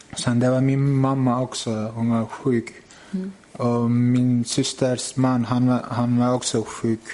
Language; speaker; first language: Swedish; non-native, fluent; Turkish